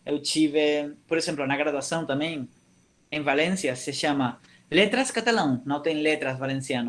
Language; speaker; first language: Portuguese; non-native, fluent; Catalan